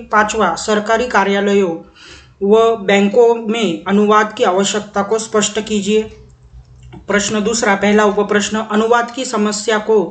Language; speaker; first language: Hindi; non-native, local second language; Marathi